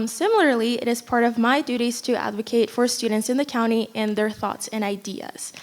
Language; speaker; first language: English; non-native, fluent; Spanish